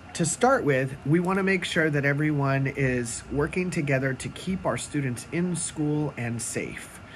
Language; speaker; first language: English; native; English